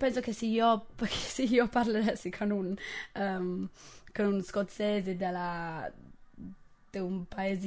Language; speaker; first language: Italian; non-native, fluent; English